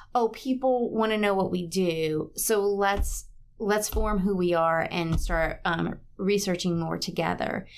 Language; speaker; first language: English; native; English